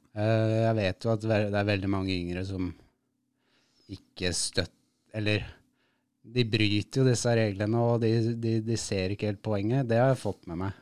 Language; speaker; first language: Norwegian; native; Norwegian